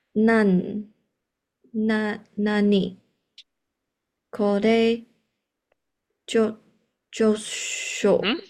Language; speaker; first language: Japanese; non-native, learner; Chinese